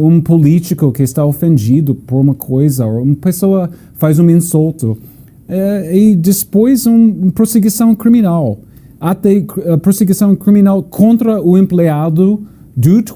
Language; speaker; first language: Portuguese; non-native, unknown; English